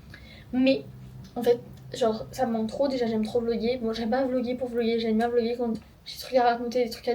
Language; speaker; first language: French; native; French